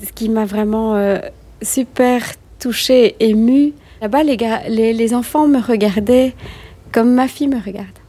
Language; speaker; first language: French; native; French